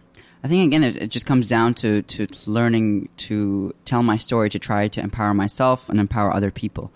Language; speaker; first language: English; early bilingual, other home language; Arabic